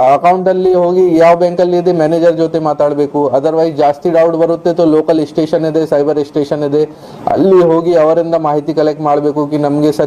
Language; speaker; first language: Kannada; non-native, local second language; Hindi